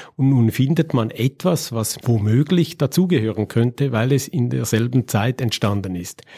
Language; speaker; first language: German; native; German